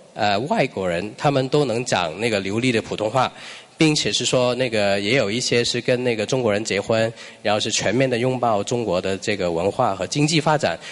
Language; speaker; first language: Chinese; non-native, local second language; Cantonese